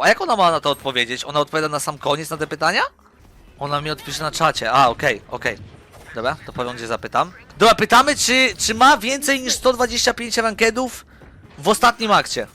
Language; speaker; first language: Polish; native; Polish